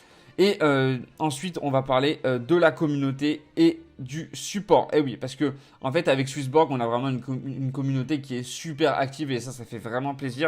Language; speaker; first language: French; native; French